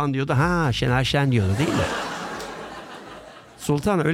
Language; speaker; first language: Turkish; native; Turkish